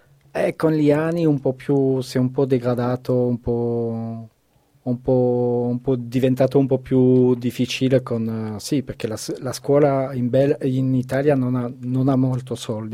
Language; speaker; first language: Italian; non-native, fluent; French